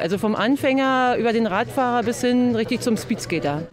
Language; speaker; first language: German; native; German